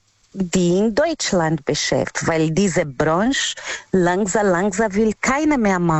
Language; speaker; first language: German; non-native, learner; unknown